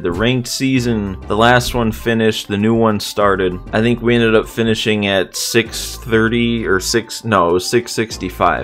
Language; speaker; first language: English; native; English